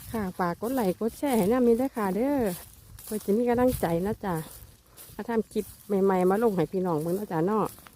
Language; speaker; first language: Thai; native; Thai